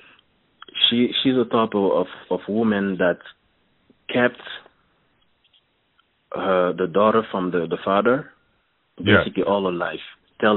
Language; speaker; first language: English; non-native, fluent; French